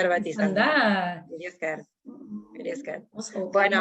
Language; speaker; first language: Basque; non-native, learner; Spanish